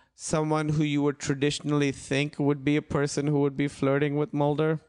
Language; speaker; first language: English; non-native, local second language; Urdu